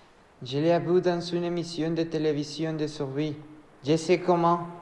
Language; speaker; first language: French; non-native, learner; Spanish